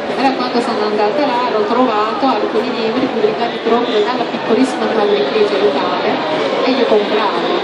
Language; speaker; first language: Italian; non-native, fluent; Japanese